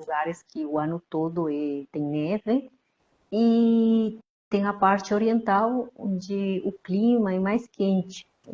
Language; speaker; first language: Portuguese; non-native, fluent; Spanish